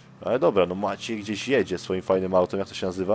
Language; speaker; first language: Polish; native; Polish